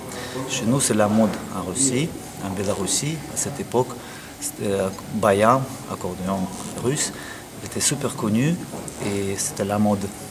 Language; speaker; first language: French; non-native, learner; Russian